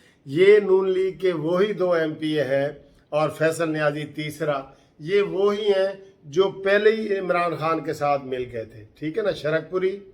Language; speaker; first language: Urdu; native; Urdu